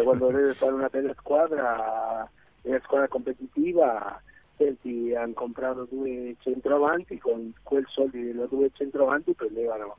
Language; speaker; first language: Italian; non-native, fluent; Spanish